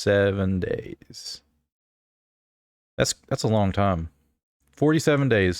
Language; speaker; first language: English; native; English